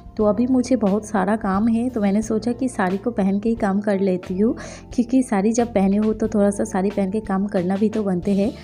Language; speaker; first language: Hindi; non-native, local second language; Bangla